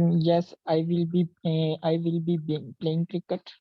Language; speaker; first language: English; non-native, learner; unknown